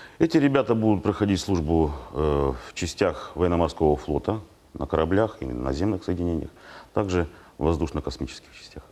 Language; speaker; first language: Russian; native; Russian